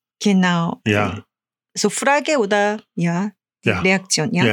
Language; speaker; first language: German; non-native, fluent; Korean